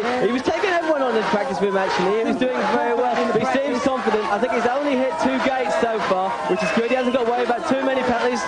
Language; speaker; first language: English; native; English